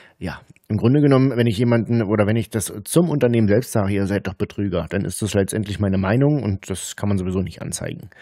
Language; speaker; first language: German; native; German